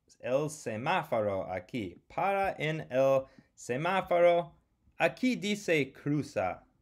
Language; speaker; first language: Spanish; non-native, fluent; English